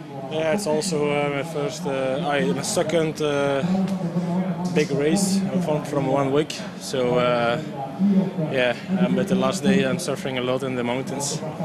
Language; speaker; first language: English; non-native, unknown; Dutch